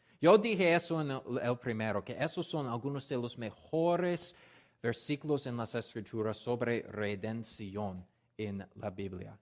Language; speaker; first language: Spanish; non-native, learner; English